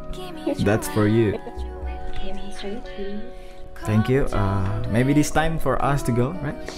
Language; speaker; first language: English; non-native, fluent; Indonesian